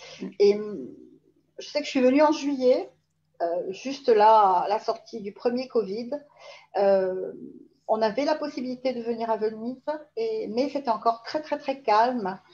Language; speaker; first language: French; native; French